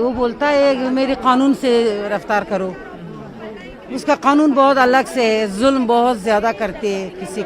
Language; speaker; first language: Hindi; non-native, learner; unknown